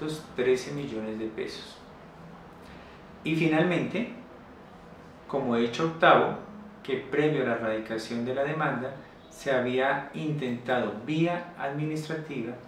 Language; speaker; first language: Spanish; native; Spanish